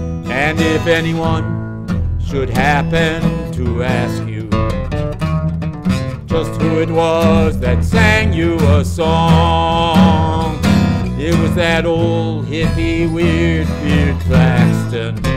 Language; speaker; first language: English; native; English